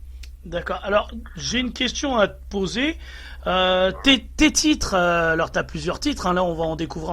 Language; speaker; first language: French; native; French